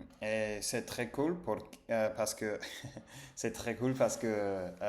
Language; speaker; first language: French; non-native, learner; English